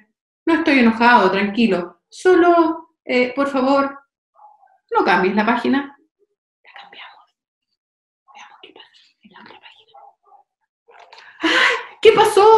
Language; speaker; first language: Spanish; native; Spanish